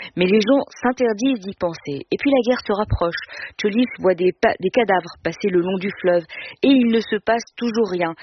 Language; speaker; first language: French; native; French